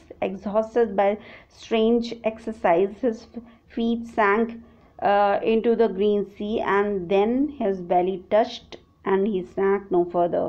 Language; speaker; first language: English; non-native, local second language; Hindi